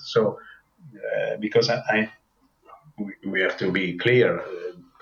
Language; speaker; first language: English; non-native, learner; Italian